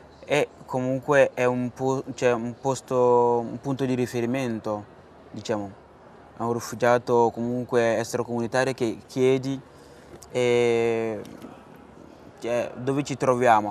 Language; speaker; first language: Italian; non-native, fluent; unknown